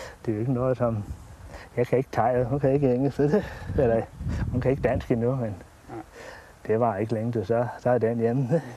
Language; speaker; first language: Danish; native; Danish